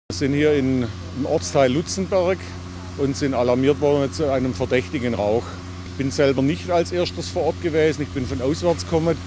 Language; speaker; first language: German; native; German